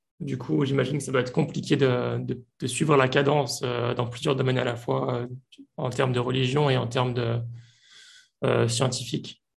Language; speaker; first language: French; native; French